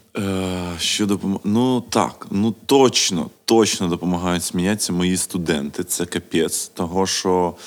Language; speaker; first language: Ukrainian; non-native, local second language; Russian